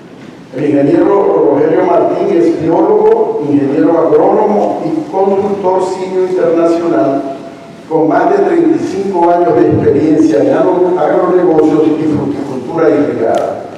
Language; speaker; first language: Spanish; native; Spanish